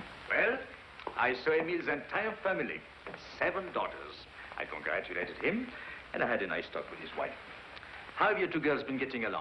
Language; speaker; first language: English; non-native, fluent; French